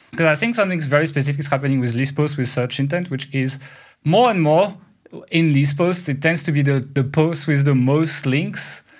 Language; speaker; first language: English; non-native, fluent; French